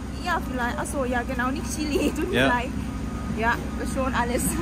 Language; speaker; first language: German; non-native, learner; Thai